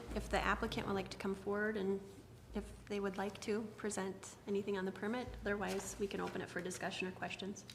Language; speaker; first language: English; native; English